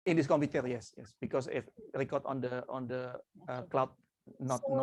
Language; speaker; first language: English; non-native, fluent; Indonesian